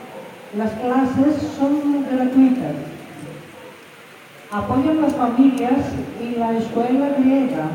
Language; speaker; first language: Spanish; non-native, fluent; Greek